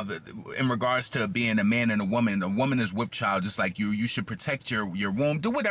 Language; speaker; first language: English; native; English